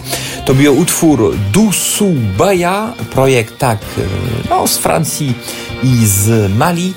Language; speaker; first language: Polish; non-native, fluent; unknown